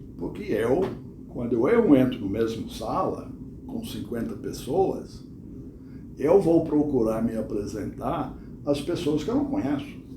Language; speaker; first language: Portuguese; non-native, fluent; English